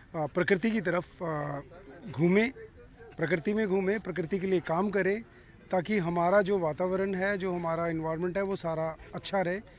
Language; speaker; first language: Hindi; native; Hindi